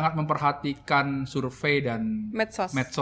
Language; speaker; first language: Indonesian; native; Indonesian